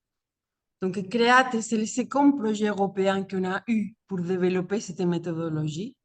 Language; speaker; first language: French; non-native, fluent; Spanish